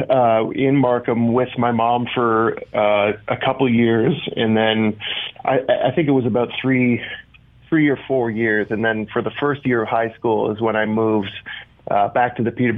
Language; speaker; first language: English; native; English